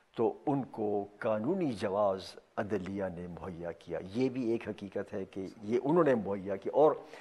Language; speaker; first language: Urdu; non-native, local second language; Pashto